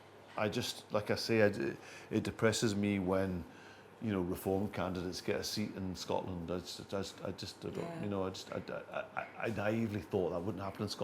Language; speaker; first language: English; early bilingual, other home language; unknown